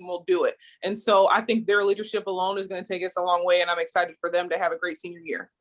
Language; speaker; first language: English; native; English